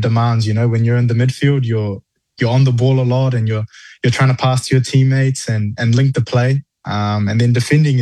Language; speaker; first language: English; native; English